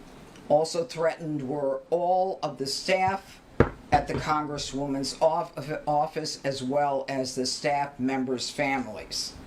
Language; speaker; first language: English; native; English